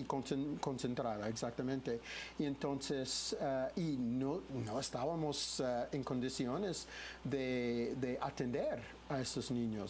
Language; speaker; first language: Spanish; non-native, fluent; English